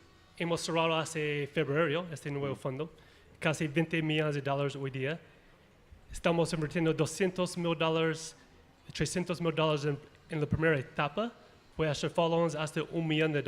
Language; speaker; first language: Spanish; non-native, fluent; English